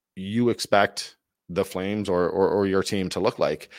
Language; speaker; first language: English; native; English